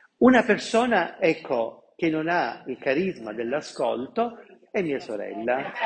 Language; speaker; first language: Italian; non-native, local second language; Sicilian